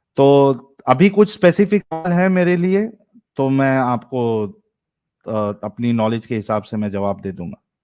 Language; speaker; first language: Hindi; native; Hindi